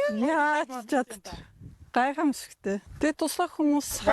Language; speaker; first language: Mongolian; non-native, fluent; Polish